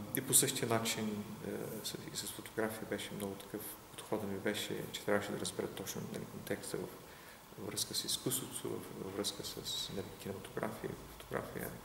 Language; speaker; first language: Bulgarian; non-native, local second language; Turkish